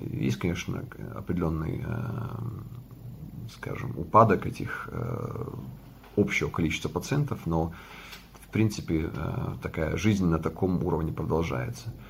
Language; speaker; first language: Russian; non-native, local second language; Latvian